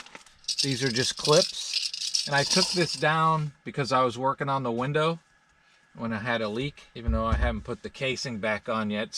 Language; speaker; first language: English; native; English